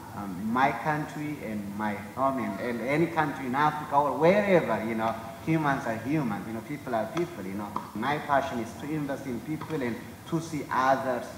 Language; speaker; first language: English; non-native, fluent; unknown